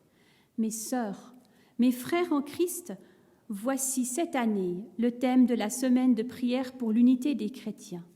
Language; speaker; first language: French; native; French